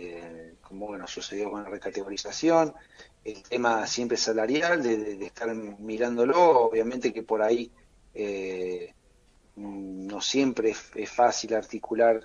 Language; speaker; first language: Spanish; native; Spanish